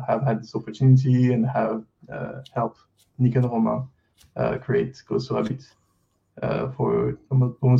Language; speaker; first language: English; non-native, fluent; French